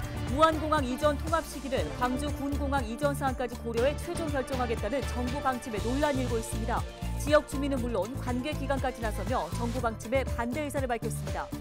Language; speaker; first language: Korean; native; Korean